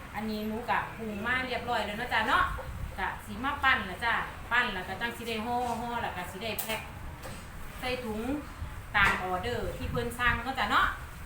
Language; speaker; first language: Thai; native; Thai